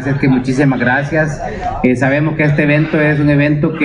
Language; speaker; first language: Spanish; native; Spanish